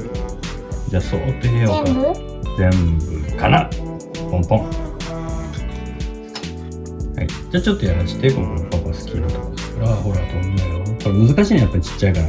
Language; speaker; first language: Japanese; native; Japanese